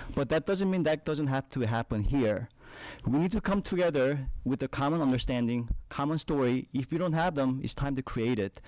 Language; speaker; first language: English; non-native, fluent; Korean